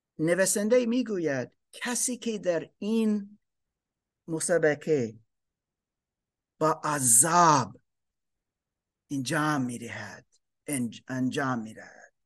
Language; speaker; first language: Persian; non-native, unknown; German